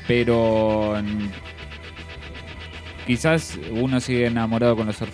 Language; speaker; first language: Spanish; native; Spanish